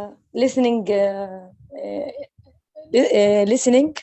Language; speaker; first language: English; non-native, learner; Arabic